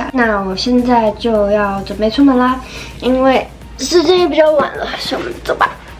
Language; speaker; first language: Chinese; native; Chinese